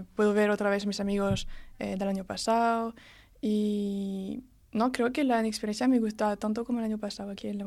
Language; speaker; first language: Spanish; early bilingual, heritage; French